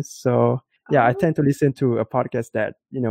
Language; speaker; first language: English; non-native, local second language; Malay